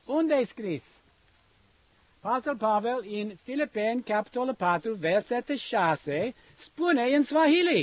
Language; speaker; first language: Romanian; non-native, learner; English